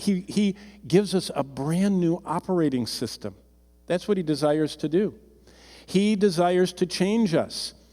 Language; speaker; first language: English; native; English